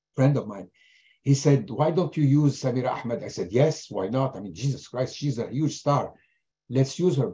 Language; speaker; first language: English; non-native, fluent; German